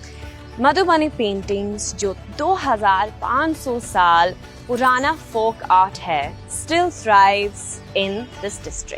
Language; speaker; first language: Hindi; native; Hindi